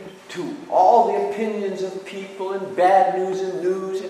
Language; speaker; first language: English; native; English